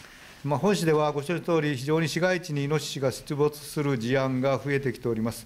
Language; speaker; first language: Japanese; native; Japanese